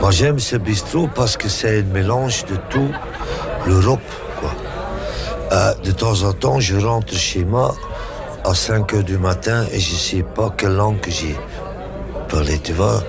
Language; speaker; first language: French; non-native, local second language; Dutch